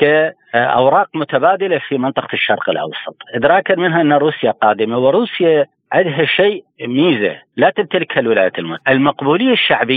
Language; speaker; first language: Arabic; native; Arabic